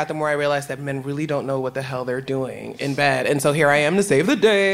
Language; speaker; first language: English; native; English